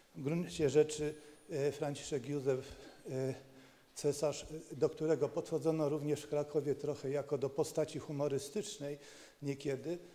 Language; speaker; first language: Polish; native; Polish